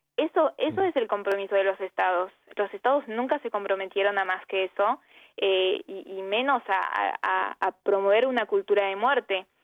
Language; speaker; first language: Spanish; early bilingual, heritage; Spanish